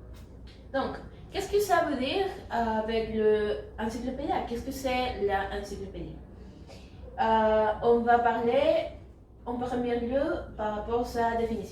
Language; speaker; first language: French; non-native, learner; Spanish